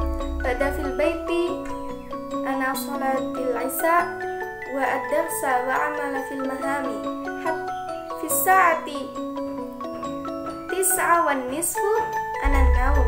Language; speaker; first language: Arabic; non-native, learner; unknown